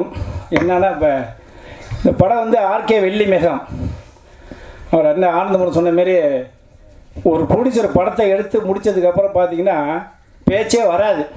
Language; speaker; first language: Tamil; native; Tamil